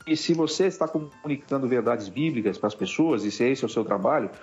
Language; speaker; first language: Portuguese; native; Portuguese